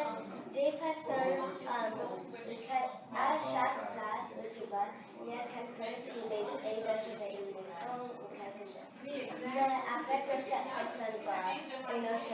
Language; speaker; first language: French; early bilingual, other home language; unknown